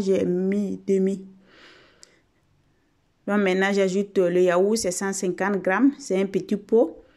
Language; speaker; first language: French; non-native, fluent; Italian